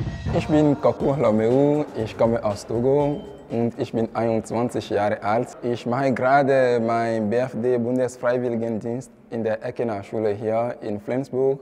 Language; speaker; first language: German; non-native, fluent; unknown